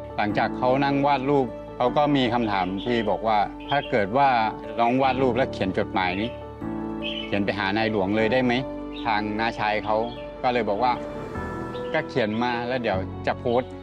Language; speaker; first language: Thai; native; Thai